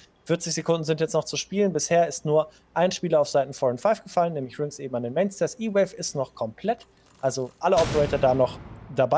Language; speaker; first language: German; native; German